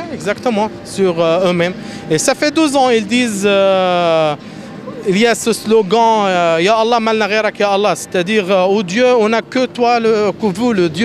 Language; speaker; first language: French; non-native, fluent; Arabic